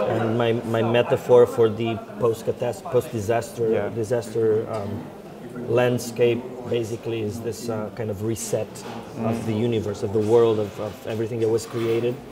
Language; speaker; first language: English; non-native, fluent; Portuguese